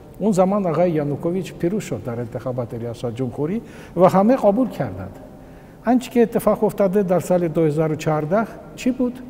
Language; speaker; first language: Persian; non-native, fluent; Russian